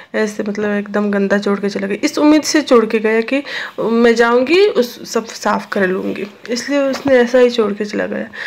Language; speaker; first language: Hindi; non-native, local second language; Assamese